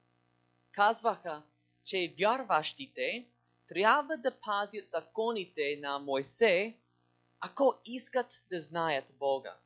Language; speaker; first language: Bulgarian; non-native, learner; English